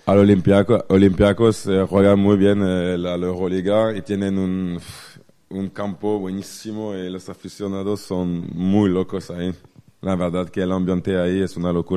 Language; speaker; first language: Spanish; non-native, fluent; French